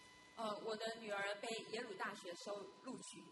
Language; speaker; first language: Chinese; native; Chinese